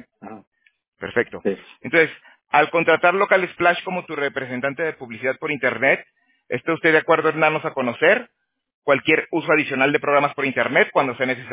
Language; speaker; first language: Spanish; native; Spanish